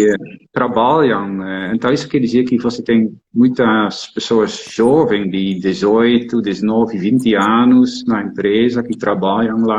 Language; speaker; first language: Portuguese; non-native, fluent; Dutch